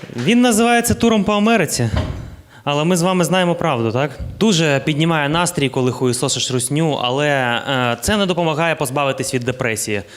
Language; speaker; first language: Ukrainian; non-native, local second language; Russian